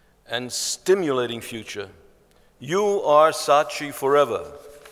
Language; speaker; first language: English; native; English